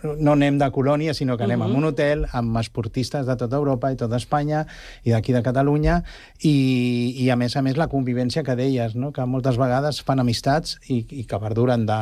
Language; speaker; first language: Catalan; native; Catalan